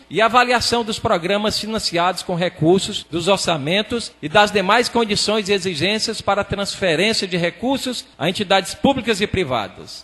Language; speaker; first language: Portuguese; native; Portuguese